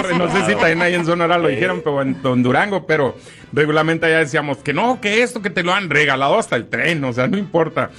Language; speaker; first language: Spanish; native; Spanish